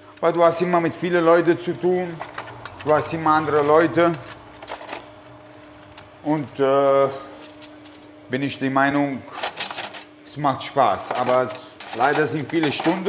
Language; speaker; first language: German; non-native, fluent; Italian